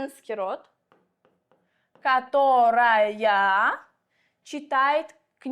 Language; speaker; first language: Russian; non-native, local second language; Uzbek